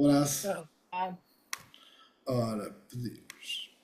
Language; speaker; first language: Portuguese; native; Portuguese